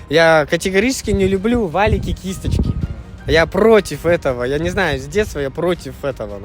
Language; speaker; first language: Russian; native; Russian